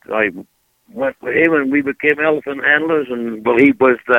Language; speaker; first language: English; native; English